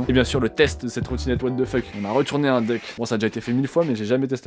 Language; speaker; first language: French; native; French